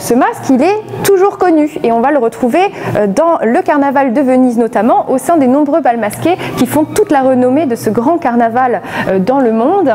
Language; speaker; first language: French; native; French